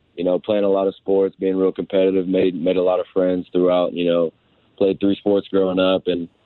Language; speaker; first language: English; native; English